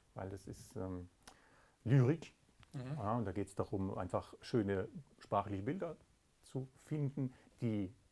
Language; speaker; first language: German; native; German